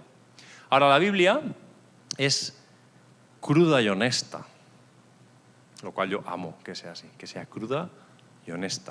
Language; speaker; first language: Spanish; native; Spanish